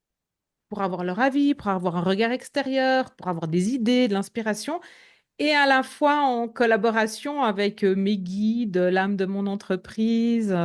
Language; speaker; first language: French; native; French